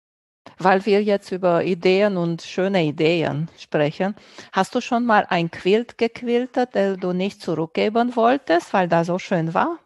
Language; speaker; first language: German; non-native, fluent; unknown